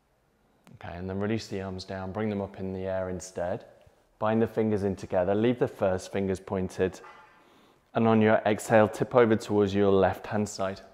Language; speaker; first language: English; native; English